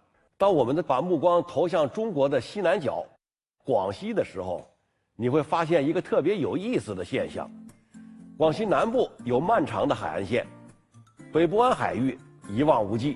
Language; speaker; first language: Chinese; native; Chinese